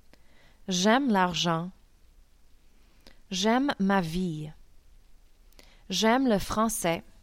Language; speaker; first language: French; non-native, learner; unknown